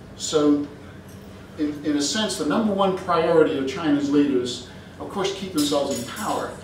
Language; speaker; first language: English; native; English